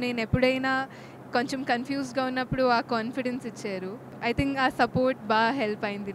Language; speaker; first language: Telugu; non-native, fluent; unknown